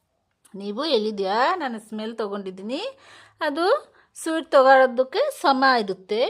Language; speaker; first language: Kannada; non-native, local second language; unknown